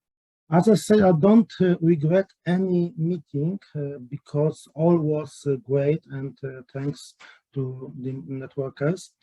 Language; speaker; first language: English; non-native, learner; Polish